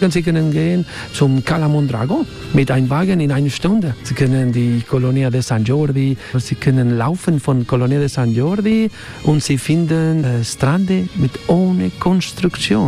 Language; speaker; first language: German; non-native, learner; Spanish